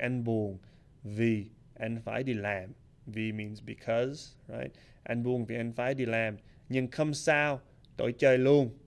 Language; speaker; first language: Vietnamese; non-native, fluent; English